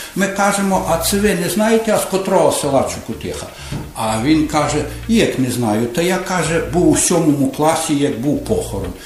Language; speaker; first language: Ukrainian; native; Ukrainian